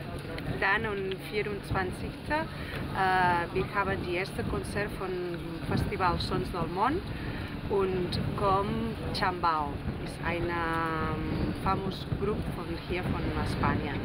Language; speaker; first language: German; non-native, learner; Spanish